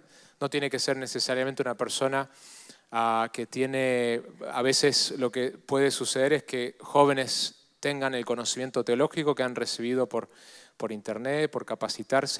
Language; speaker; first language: Spanish; native; Spanish